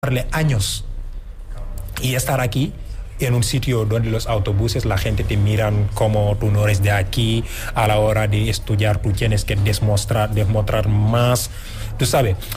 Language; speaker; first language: Spanish; non-native, fluent; Wolof